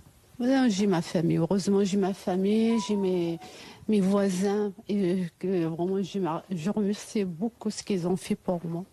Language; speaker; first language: French; non-native, fluent; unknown